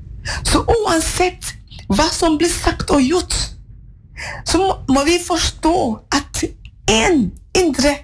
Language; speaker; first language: Norwegian; non-native, fluent; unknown